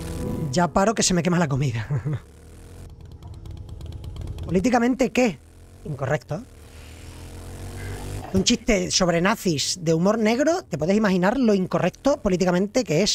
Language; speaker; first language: Spanish; native; Spanish